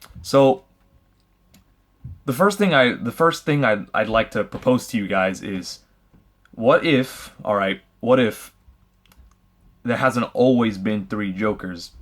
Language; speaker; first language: English; native; English